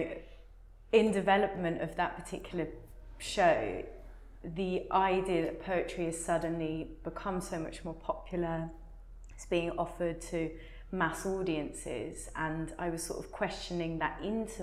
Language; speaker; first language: English; native; English